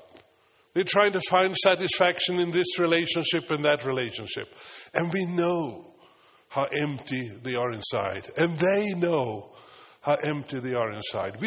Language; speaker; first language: English; non-native, fluent; Swedish